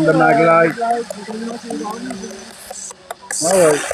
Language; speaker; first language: French; native; French